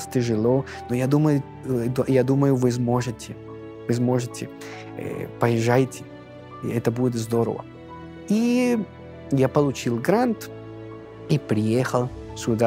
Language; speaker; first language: Russian; non-native, fluent; Spanish